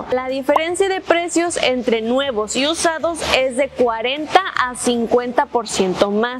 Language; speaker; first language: Spanish; native; Spanish